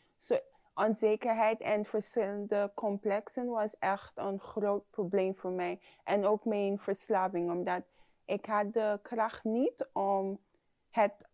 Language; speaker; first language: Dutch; non-native, fluent; English